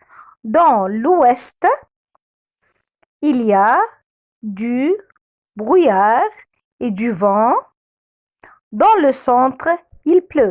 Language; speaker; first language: French; non-native, fluent; Arabic